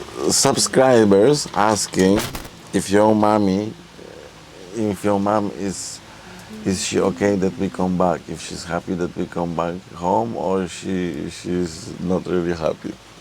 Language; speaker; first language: English; non-native, learner; Polish